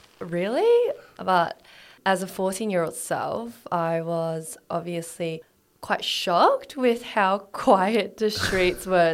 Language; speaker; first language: English; non-native, local second language; Cantonese